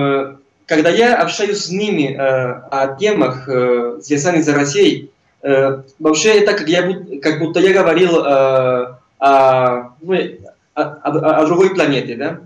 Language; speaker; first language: Russian; non-native, fluent; Spanish